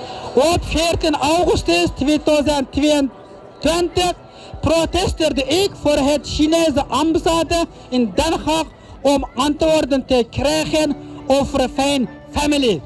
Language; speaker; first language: Dutch; non-native, fluent; Uyghur